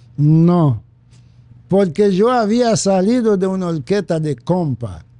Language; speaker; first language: Spanish; non-native, fluent; Haitian Creole